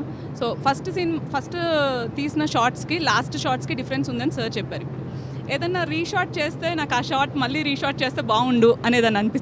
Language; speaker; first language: Telugu; native; Telugu